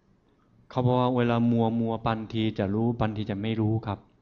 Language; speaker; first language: Thai; non-native, fluent; Chinese